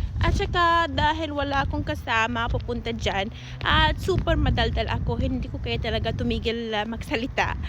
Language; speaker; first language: Filipino; non-native, learner; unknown